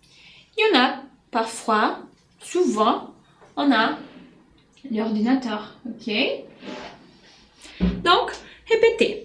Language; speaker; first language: French; non-native, fluent; Portuguese